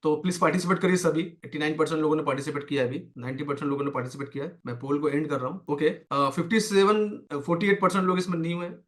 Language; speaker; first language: Hindi; native; Hindi